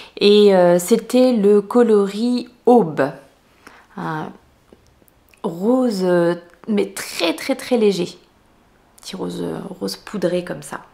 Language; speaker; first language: French; native; French